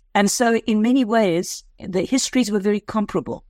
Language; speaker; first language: English; native; English